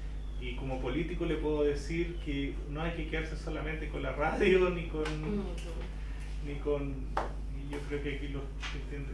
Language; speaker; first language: Spanish; native; Spanish